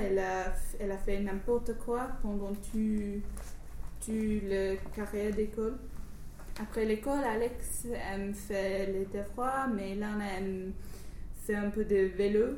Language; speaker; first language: French; non-native, learner; English